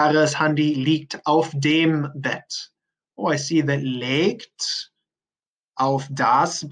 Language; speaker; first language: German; non-native, fluent; English